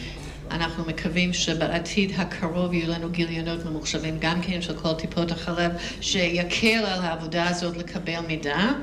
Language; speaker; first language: Hebrew; non-native, fluent; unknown